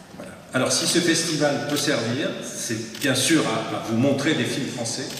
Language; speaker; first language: French; native; French